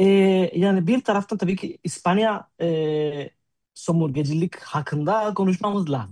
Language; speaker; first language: Turkish; non-native, fluent; Spanish